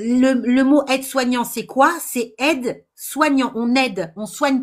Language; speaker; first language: French; native; French